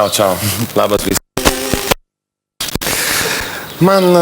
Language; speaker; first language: Lithuanian; non-native, learner; Italian